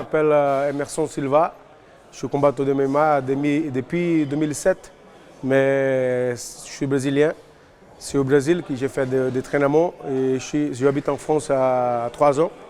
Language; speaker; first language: French; non-native, learner; Portuguese